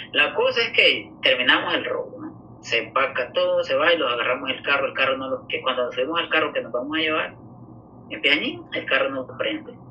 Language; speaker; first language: Spanish; native; Spanish